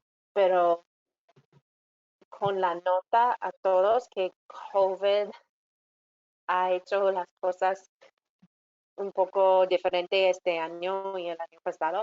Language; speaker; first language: Spanish; non-native, fluent; English